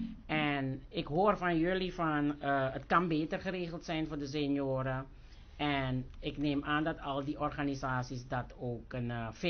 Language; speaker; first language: Dutch; native; Dutch